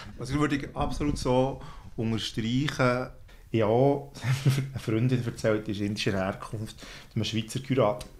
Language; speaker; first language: German; native; German